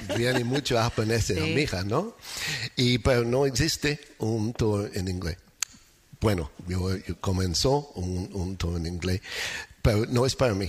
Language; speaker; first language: Spanish; non-native, learner; English